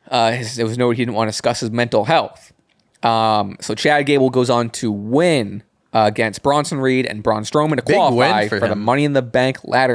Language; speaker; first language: English; native; English